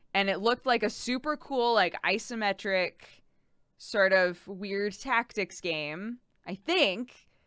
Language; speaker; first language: English; native; English